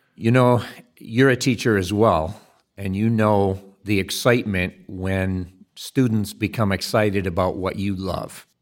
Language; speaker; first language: English; native; English